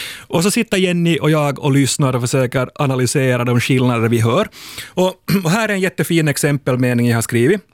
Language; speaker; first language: Swedish; native; Swedish